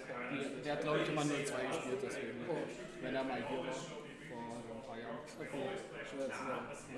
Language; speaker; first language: German; native; German